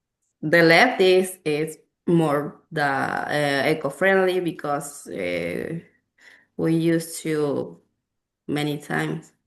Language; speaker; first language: English; non-native, learner; Spanish